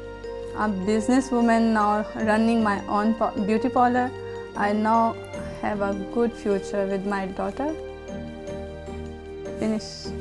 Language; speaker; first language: English; non-native, learner; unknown